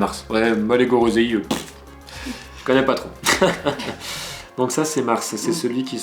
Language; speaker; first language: French; native; French